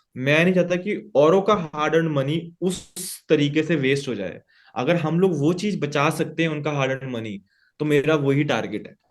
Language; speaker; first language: Hindi; native; Hindi